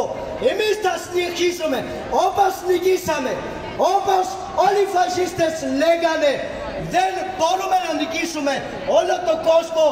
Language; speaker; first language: Greek; non-native, fluent; Urdu